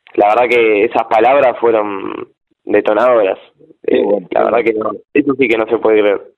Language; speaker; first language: Spanish; native; Spanish